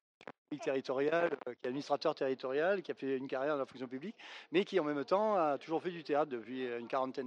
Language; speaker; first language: French; native; French